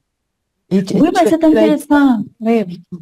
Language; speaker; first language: French; non-native, learner; Russian